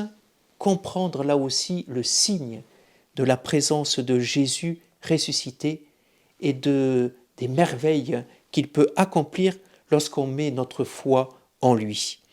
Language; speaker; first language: French; native; French